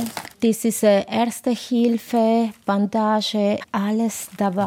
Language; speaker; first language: German; non-native, learner; Spanish